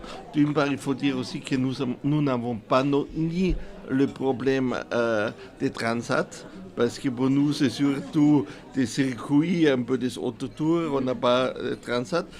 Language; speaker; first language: French; non-native, fluent; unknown